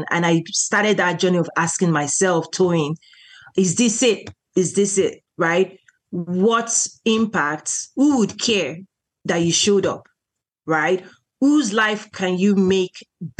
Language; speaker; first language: English; non-native, local second language; Yoruba